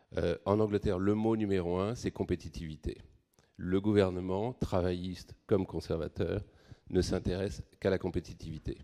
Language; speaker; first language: French; native; French